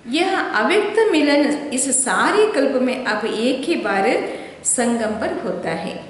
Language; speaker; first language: Hindi; non-native, local second language; Telugu